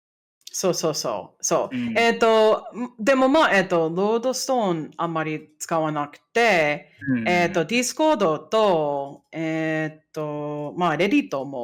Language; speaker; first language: Japanese; non-native, fluent; English